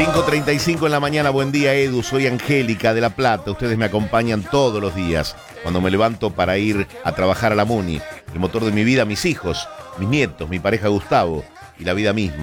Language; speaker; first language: Spanish; native; Spanish